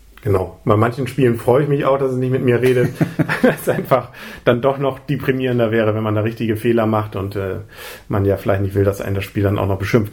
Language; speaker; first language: German; native; German